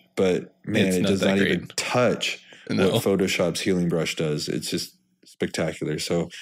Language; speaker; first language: English; native; English